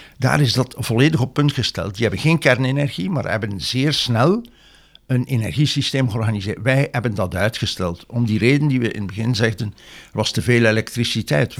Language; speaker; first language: Dutch; native; Dutch